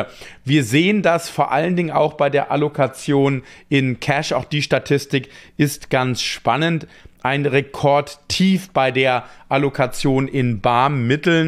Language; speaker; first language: German; native; German